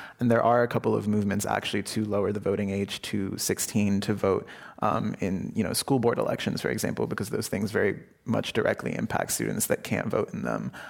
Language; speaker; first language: English; early bilingual, other home language; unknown